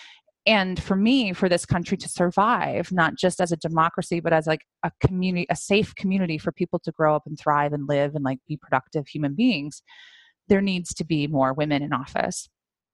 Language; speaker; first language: English; native; English